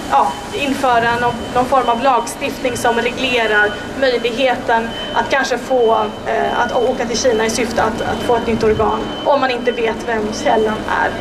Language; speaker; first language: Swedish; native; Swedish